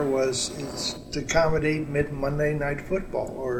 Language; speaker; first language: English; native; English